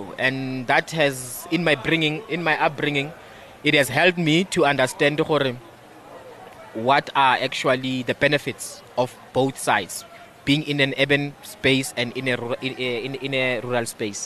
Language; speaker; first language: English; non-native, local second language; Northern Sotho